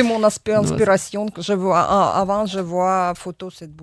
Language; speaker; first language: French; non-native, learner; Russian